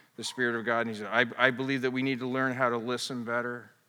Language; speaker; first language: English; native; English